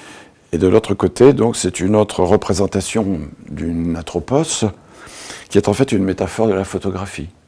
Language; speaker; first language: French; native; French